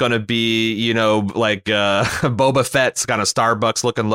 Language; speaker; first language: English; native; English